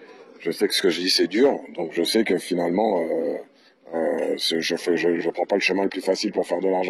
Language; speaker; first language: French; native; French